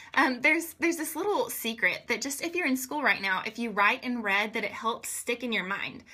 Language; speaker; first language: English; native; English